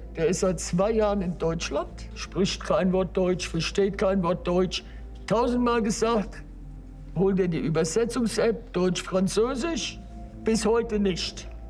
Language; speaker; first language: German; native; German